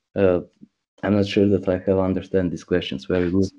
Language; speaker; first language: English; non-native, learner; Croatian